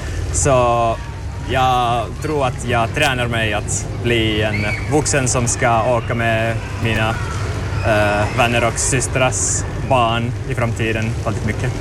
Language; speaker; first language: Swedish; non-native, learner; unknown